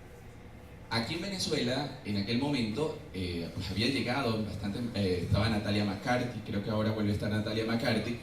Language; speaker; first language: Spanish; native; Spanish